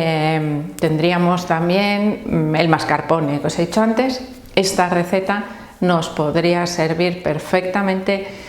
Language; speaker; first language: Spanish; native; Spanish